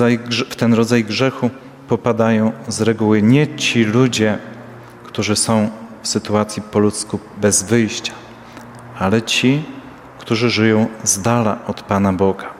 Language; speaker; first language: Polish; native; Polish